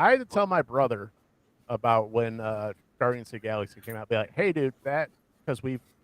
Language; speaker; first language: English; native; English